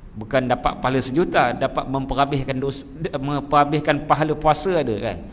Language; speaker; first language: Malay; native; Malay